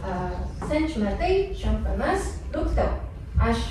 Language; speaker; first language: Lithuanian; non-native, learner; Japanese